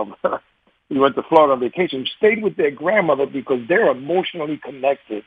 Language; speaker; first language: English; native; English